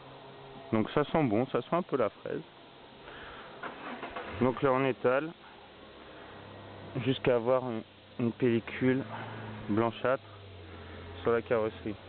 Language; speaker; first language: French; native; French